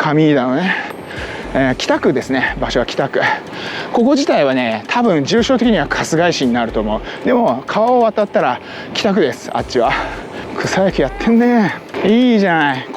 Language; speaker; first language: Japanese; native; Japanese